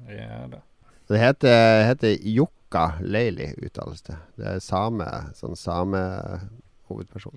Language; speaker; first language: Norwegian; native; Norwegian